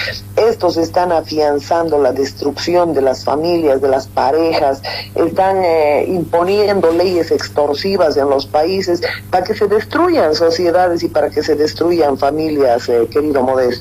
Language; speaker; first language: Spanish; native; Spanish